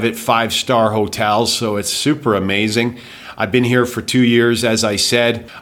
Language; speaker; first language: English; native; English